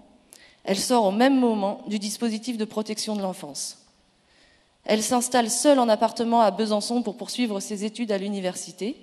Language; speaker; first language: French; native; French